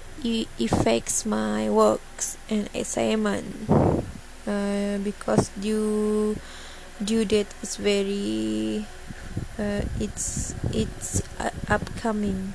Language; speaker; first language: English; non-native, learner; Malay